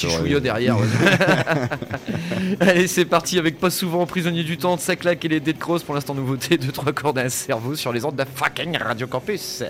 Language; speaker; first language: French; native; French